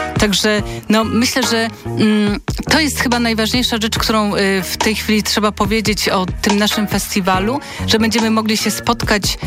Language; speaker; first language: Polish; native; Polish